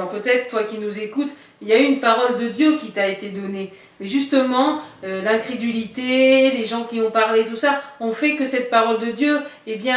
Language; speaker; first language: French; native; French